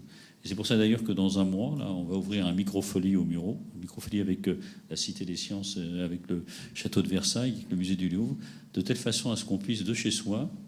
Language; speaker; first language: French; native; French